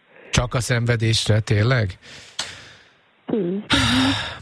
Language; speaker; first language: Hungarian; native; Hungarian